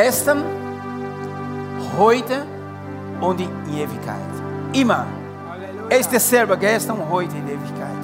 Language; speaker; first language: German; non-native, learner; Portuguese